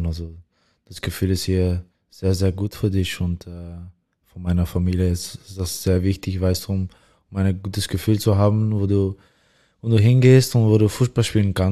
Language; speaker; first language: German; non-native, learner; Dutch